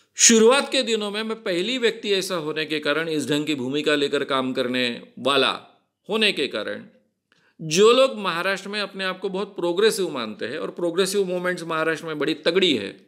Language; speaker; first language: Hindi; non-native, local second language; Marathi